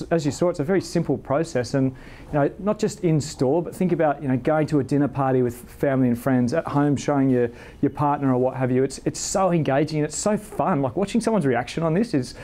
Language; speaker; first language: English; native; English